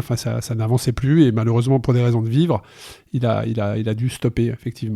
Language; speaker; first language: French; native; French